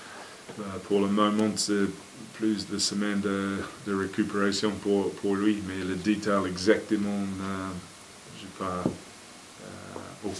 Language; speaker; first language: French; non-native, fluent; English